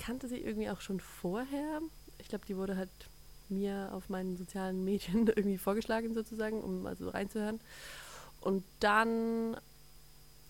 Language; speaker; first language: German; native; German